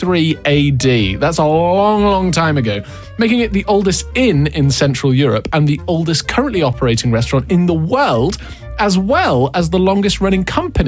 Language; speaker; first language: English; native; English